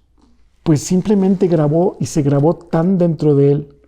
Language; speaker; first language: Spanish; native; Spanish